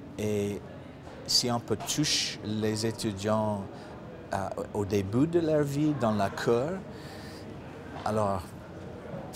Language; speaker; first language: French; non-native, fluent; English